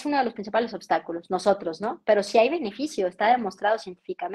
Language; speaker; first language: Spanish; native; Spanish